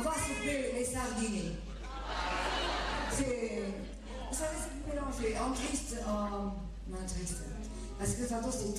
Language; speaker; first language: French; non-native, fluent; Portuguese